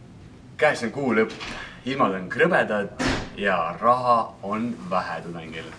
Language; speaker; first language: Estonian; native; Estonian